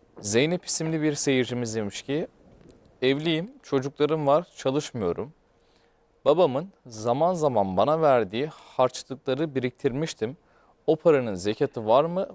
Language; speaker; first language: Turkish; native; Turkish